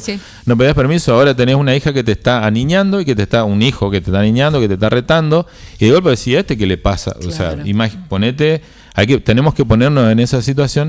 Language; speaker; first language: Spanish; native; Spanish